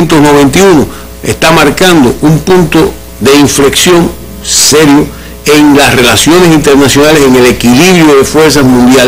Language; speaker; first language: Spanish; native; Spanish